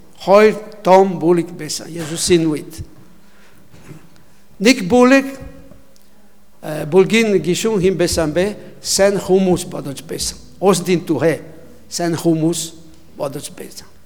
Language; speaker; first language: Mongolian; non-native, learner; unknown